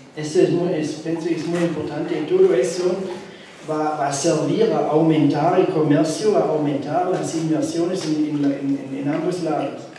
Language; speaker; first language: Spanish; non-native, learner; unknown